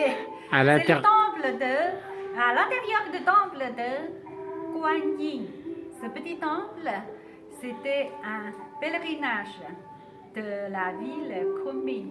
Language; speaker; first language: French; non-native, fluent; Chinese